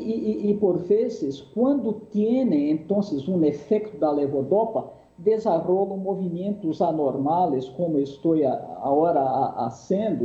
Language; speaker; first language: Spanish; non-native, fluent; Portuguese